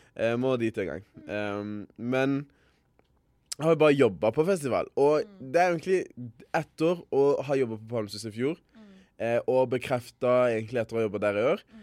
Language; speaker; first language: Norwegian; early bilingual, other home language; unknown